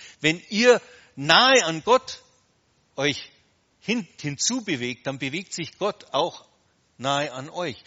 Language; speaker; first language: German; native; German